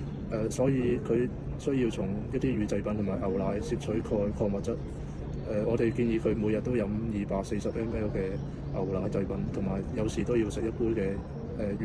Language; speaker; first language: Cantonese; native; Cantonese